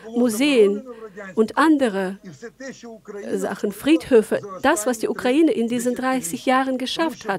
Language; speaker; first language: German; non-native, fluent; Ukrainian